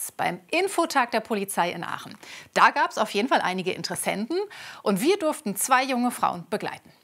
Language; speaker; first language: German; native; German